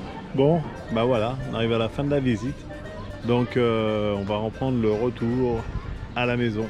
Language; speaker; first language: French; native; French